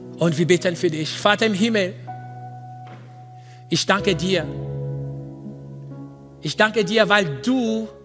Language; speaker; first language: German; non-native, learner; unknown